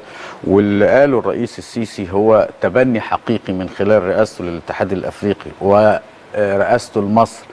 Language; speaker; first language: Arabic; native; Arabic